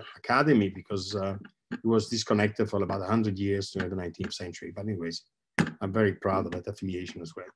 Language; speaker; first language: English; non-native, fluent; Italian